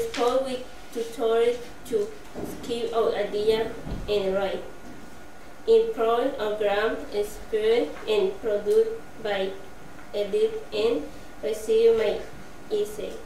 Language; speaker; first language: English; non-native, learner; Spanish